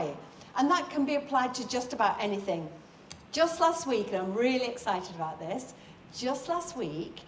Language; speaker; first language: English; native; English